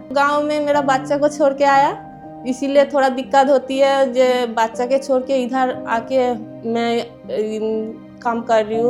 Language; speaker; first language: Hindi; non-native, local second language; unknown